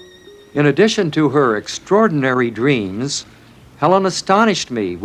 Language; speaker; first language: English; native; English